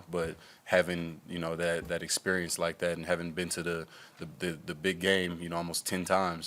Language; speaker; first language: English; native; English